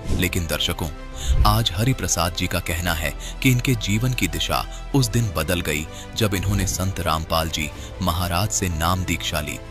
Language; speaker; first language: Hindi; native; Hindi